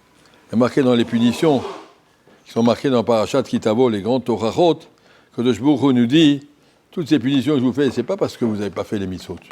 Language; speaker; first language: French; native; French